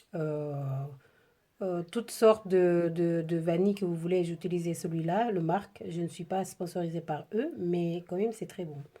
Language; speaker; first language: French; non-native, fluent; Indonesian